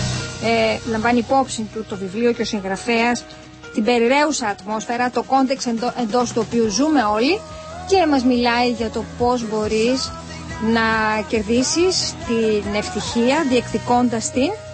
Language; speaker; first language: Greek; native; Greek